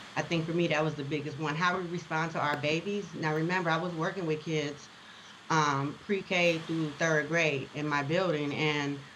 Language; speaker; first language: English; native; English